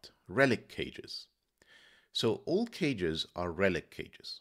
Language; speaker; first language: English; native; English